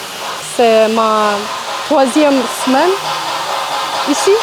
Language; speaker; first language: French; non-native, learner; Ukrainian